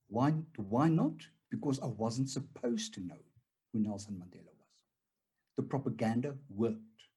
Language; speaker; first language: English; non-native, local second language; Afrikaans